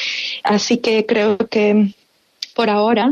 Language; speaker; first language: Spanish; non-native, fluent; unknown